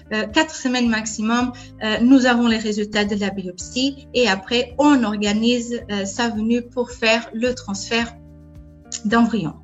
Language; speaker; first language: French; non-native, fluent; Portuguese